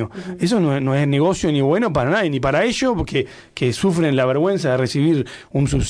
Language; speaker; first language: Spanish; native; Spanish